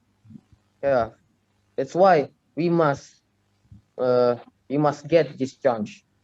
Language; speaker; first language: English; non-native, learner; Indonesian